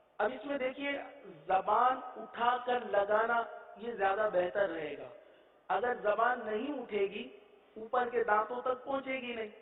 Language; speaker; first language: Urdu; native; Urdu